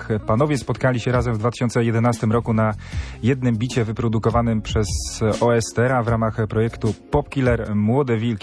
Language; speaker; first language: Polish; native; Polish